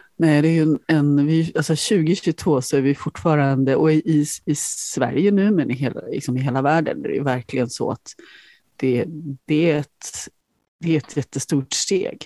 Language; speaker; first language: Swedish; native; Swedish